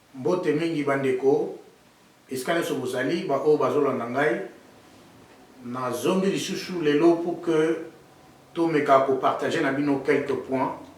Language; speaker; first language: Lingala; native; Lingala